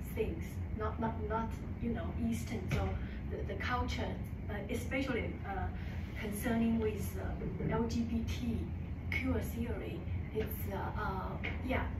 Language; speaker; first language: English; non-native, learner; Chinese